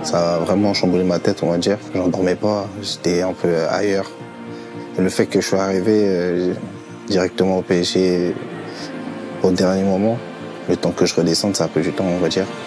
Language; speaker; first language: French; native; French